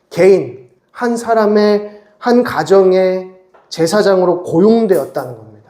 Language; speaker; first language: Korean; native; Korean